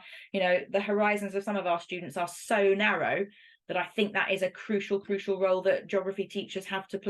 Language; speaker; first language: English; native; English